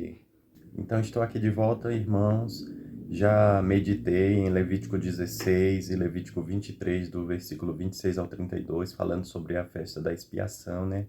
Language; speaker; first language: Portuguese; native; Portuguese